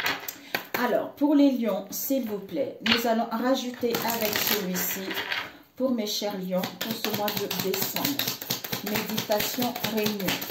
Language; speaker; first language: French; native; French